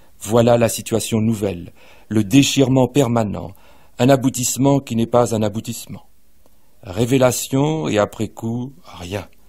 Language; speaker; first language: French; native; French